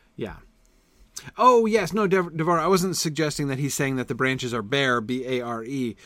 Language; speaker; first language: English; native; English